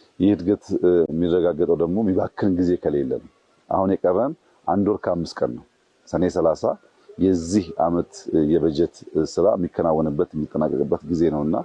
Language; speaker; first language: Amharic; non-native, local second language; Oromo